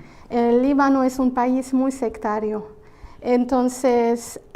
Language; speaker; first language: Spanish; non-native, fluent; Arabic